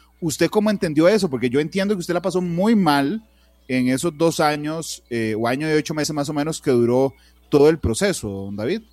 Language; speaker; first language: Spanish; native; Spanish